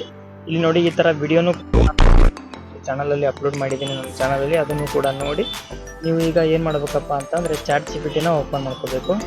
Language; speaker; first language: Kannada; native; Kannada